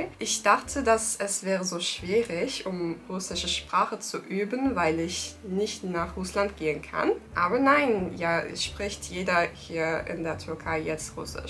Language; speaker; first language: German; non-native, learner; Turkish